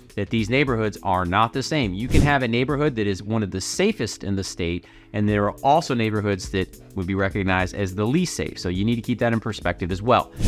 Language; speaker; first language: English; native; English